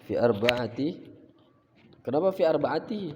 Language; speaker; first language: Arabic; non-native, fluent; Indonesian